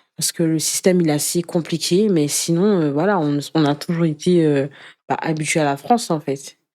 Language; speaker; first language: French; early bilingual, other home language; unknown